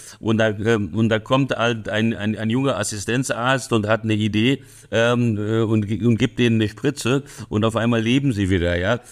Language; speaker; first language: German; early bilingual, other home language; Hungarian